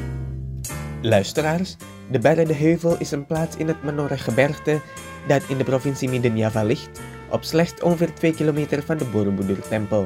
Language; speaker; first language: Dutch; non-native, fluent; Indonesian